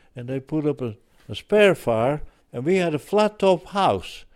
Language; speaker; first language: English; early bilingual, other home language; Dutch